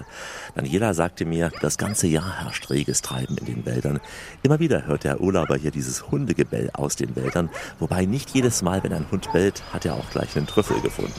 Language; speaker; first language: German; native; German